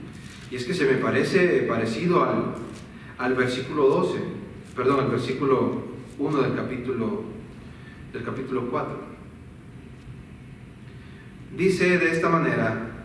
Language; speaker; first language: Spanish; native; Spanish